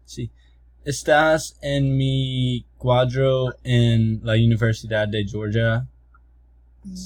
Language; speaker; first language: Spanish; non-native, learner; English